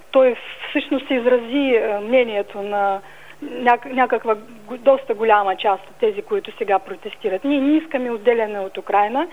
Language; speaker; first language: Bulgarian; early bilingual, heritage; Bulgarian